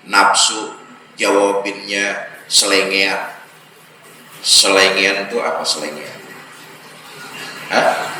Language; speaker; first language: Indonesian; native; Indonesian